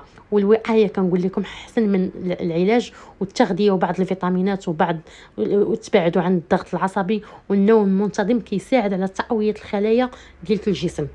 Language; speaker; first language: Arabic; native; Arabic